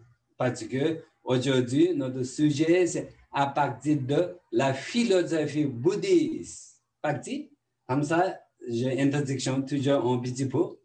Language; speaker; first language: French; non-native, learner; Tibetan